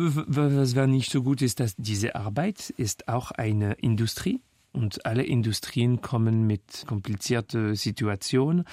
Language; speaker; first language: German; non-native, fluent; French